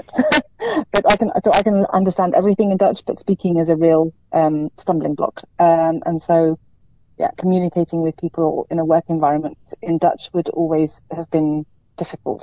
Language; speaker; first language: English; native; English